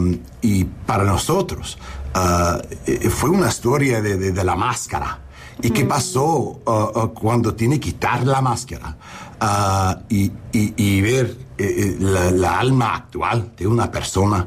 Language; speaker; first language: Spanish; non-native, learner; English